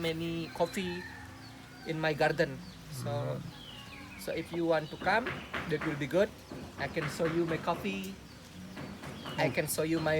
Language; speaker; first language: English; non-native, learner; Indonesian